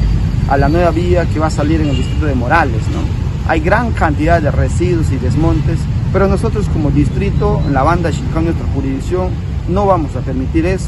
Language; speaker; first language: Spanish; native; Spanish